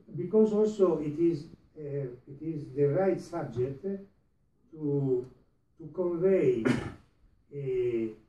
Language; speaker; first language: English; non-native, fluent; Italian